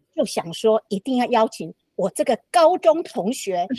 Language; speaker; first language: Chinese; native; Chinese